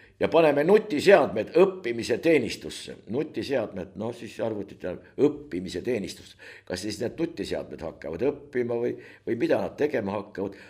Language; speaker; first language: Estonian; native; Estonian